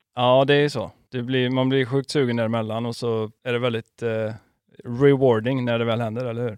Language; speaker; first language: Swedish; native; Swedish